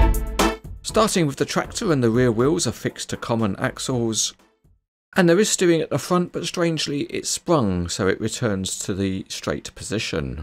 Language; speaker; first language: English; native; English